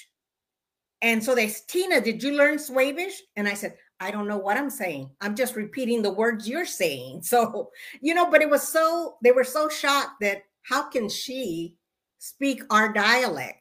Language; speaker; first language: English; early bilingual, other home language; Spanish